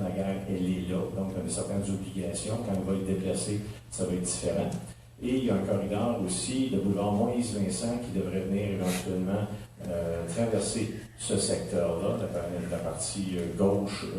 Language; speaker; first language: French; native; French